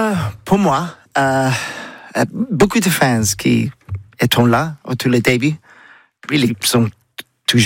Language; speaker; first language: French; non-native, learner; English